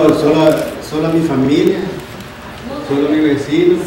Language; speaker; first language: Spanish; native; Spanish